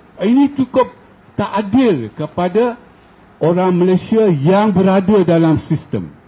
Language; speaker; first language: Malay; non-native, local second language; Chinese